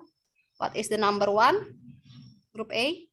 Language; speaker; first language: English; non-native, learner; Indonesian